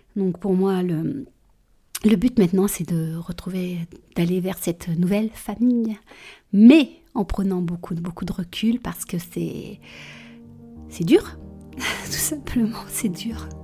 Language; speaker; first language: French; native; French